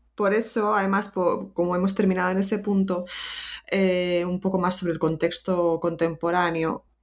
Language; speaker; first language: Spanish; native; Spanish